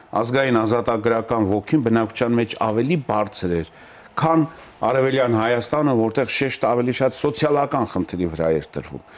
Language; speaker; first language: Armenian; native; Armenian